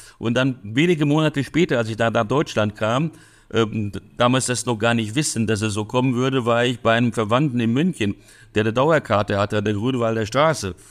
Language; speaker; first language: German; early bilingual, other home language; Hungarian